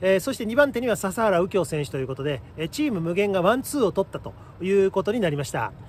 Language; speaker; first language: Japanese; native; Japanese